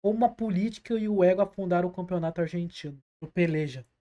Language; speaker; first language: Portuguese; native; Portuguese